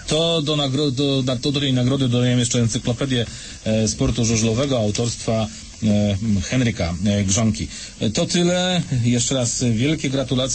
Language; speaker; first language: Polish; native; Polish